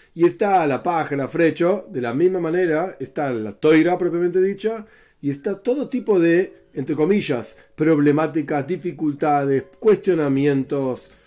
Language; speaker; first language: Spanish; native; Spanish